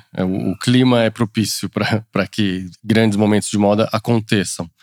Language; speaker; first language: Portuguese; non-native, fluent; French